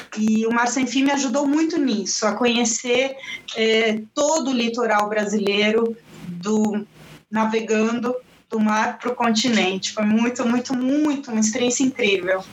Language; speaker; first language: Portuguese; non-native, fluent; Spanish